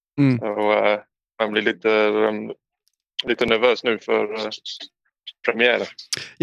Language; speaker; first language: Swedish; non-native, learner; English